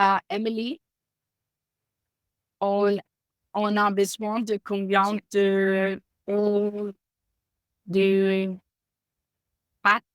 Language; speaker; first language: French; non-native, learner; Spanish